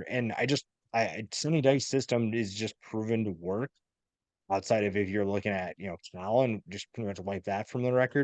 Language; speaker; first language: English; native; English